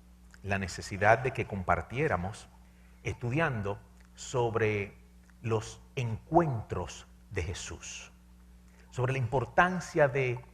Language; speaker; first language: Spanish; native; Spanish